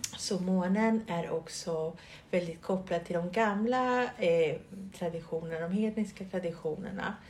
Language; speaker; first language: Swedish; early bilingual, other home language; Spanish